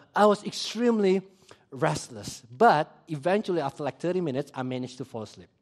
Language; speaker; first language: English; early bilingual, other home language; Indonesian